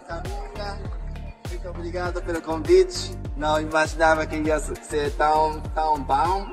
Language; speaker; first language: Portuguese; non-native, learner; Japanese